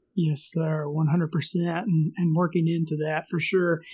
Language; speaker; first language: English; native; English